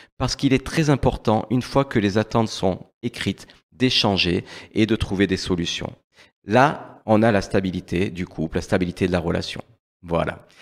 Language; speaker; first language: French; native; French